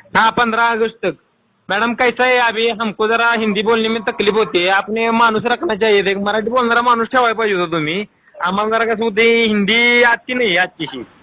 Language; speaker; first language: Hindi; non-native, local second language; Marathi